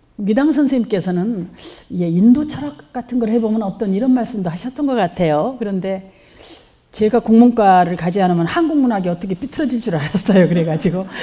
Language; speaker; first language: Korean; native; Korean